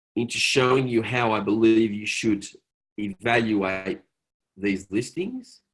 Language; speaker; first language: English; native; English